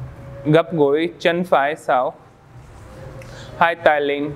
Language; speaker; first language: Vietnamese; non-native, learner; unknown